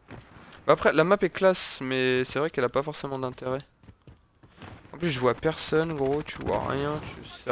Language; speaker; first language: French; native; French